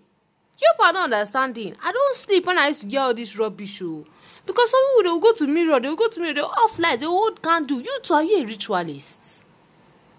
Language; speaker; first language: English; non-native, local second language; Yoruba